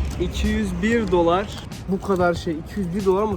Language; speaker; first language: Turkish; native; Turkish